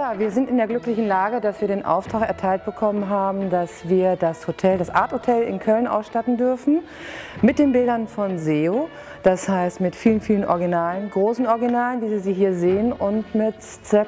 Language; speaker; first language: German; native; German